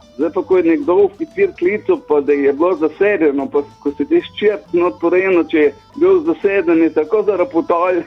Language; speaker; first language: Slovenian; native; Slovenian